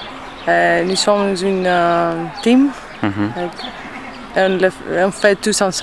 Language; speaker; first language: French; non-native, fluent; Greek